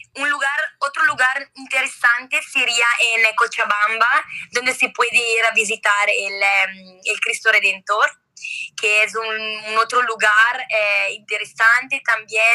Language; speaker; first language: Spanish; non-native, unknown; Italian